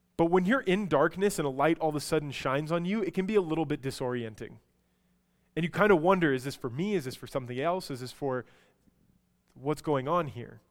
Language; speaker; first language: English; native; English